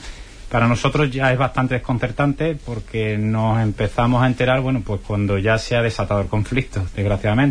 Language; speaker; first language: Spanish; native; Spanish